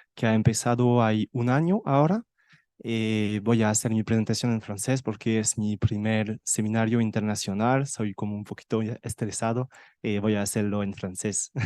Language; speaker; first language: Spanish; non-native, learner; French